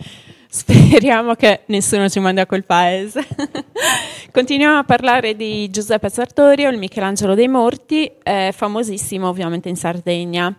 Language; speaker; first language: Italian; native; Italian